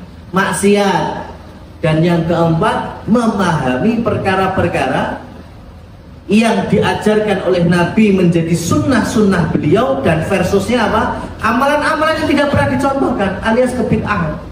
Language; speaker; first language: Indonesian; native; Indonesian